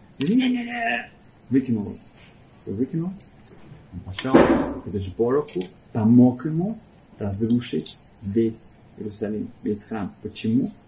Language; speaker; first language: Russian; early bilingual, heritage; Russian